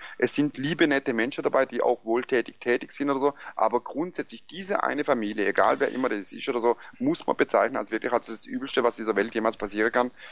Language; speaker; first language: German; early bilingual, other home language; Greek